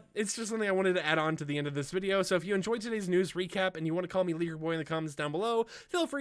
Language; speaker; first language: English; native; English